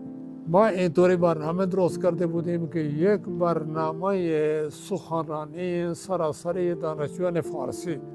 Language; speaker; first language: Persian; non-native, fluent; Urdu